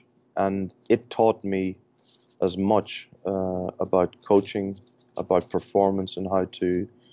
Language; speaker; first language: English; native; English